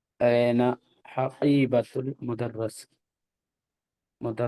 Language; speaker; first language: Arabic; non-native, learner; Urdu